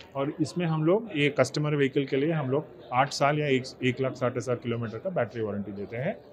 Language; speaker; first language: Hindi; non-native, local second language; Gujarati